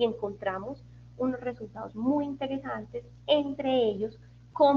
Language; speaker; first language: Spanish; native; Spanish